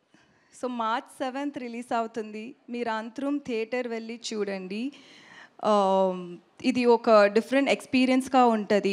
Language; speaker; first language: Telugu; non-native, learner; Tamil